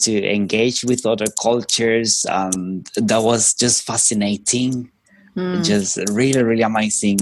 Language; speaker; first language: English; non-native, fluent; Spanish